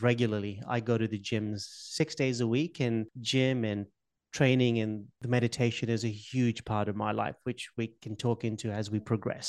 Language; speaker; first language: English; non-native, local second language; Gujarati